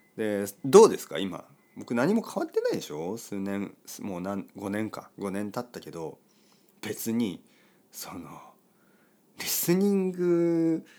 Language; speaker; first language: Japanese; native; Japanese